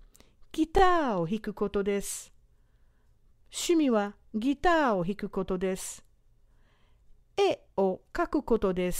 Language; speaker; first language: Japanese; non-native, fluent; English